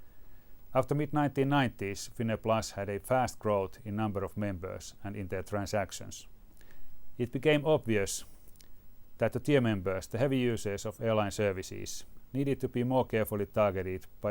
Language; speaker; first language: English; non-native, fluent; Finnish